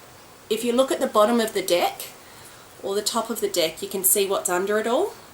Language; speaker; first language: English; native; English